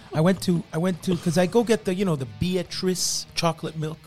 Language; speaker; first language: English; native; English